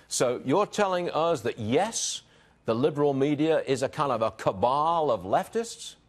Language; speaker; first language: English; native; English